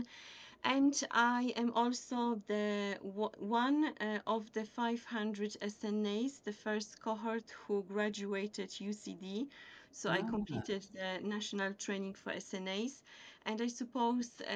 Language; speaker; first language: English; non-native, fluent; Polish